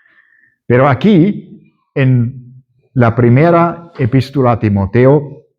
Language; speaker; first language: Spanish; non-native, fluent; German